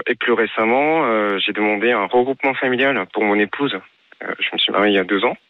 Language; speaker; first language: French; early bilingual, other home language; Korean